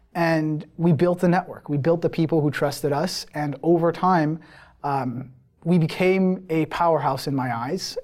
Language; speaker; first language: English; early bilingual, other home language; Persian